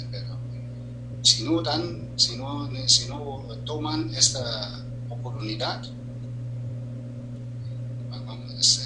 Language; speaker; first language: Spanish; non-native, fluent; German